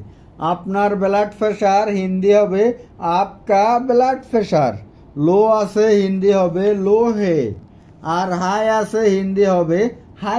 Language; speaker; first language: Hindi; non-native, fluent; Bangla